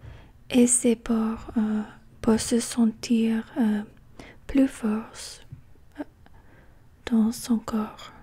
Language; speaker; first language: French; non-native, learner; English